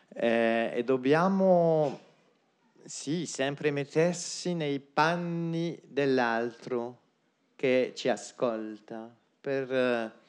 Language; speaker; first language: Italian; non-native, fluent; French